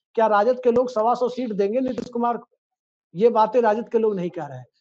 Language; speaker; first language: Hindi; native; Hindi